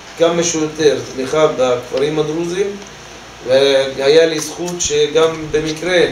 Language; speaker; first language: Hebrew; non-native, local second language; Arabic